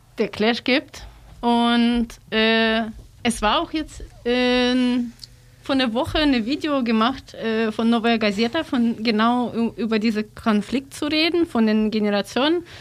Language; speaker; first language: German; non-native, learner; Russian